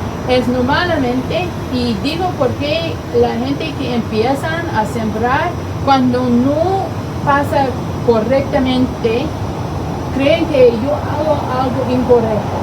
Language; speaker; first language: Spanish; non-native, learner; English